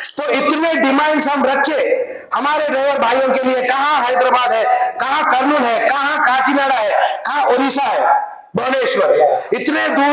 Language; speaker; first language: Hindi; non-native, local second language; Telugu